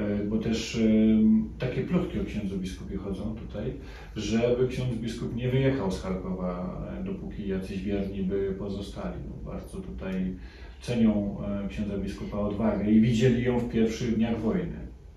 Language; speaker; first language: Polish; native; Polish